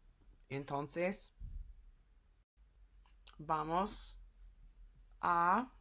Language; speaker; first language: Spanish; non-native, fluent; English